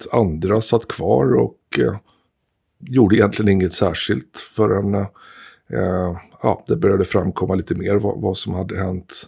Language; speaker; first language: Swedish; native; Swedish